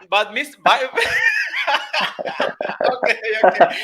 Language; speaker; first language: English; non-native, fluent; Portuguese